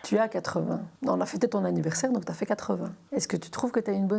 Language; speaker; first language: French; native; French